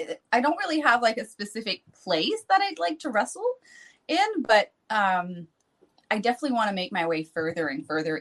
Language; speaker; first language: English; non-native, fluent; French